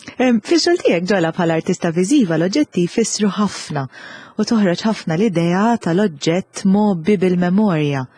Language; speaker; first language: Maltese; native; Maltese